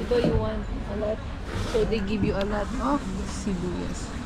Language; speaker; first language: English; non-native, local second language; Filipino